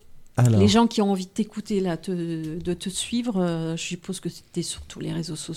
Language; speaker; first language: French; native; French